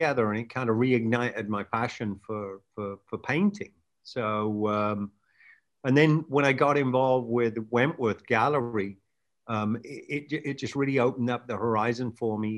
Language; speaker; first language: English; native; English